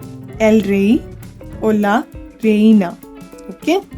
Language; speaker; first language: Spanish; non-native, learner; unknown